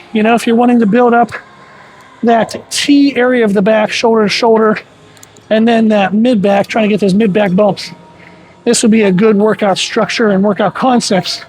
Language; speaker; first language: English; native; English